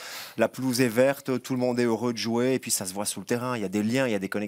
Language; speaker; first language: French; native; French